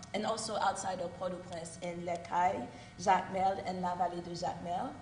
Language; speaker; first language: English; early bilingual, other home language; Haitian Creole